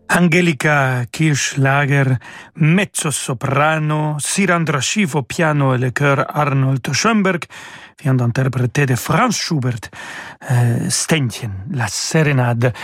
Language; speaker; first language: French; non-native, fluent; Spanish